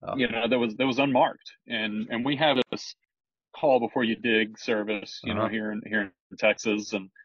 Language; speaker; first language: English; native; English